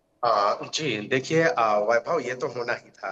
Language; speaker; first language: Hindi; native; Hindi